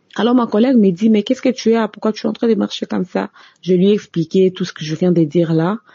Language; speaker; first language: French; non-native, local second language; Lingala